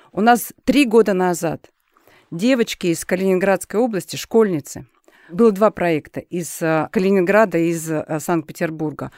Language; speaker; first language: Russian; native; Russian